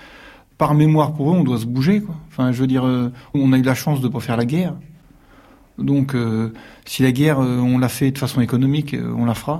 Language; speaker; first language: French; native; French